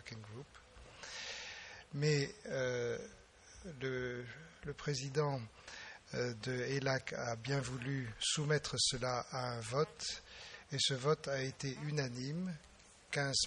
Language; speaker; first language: French; native; French